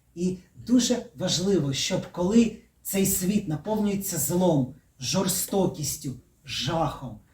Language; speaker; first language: Ukrainian; native; Ukrainian